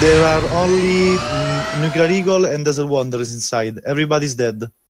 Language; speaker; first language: English; non-native, learner; Italian